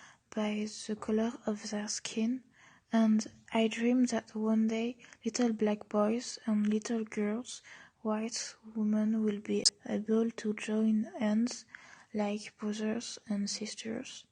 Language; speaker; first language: English; non-native, learner; French